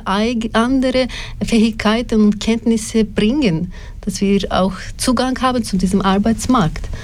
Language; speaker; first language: German; non-native, learner; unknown